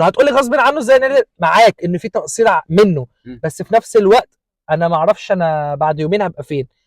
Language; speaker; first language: Arabic; native; Arabic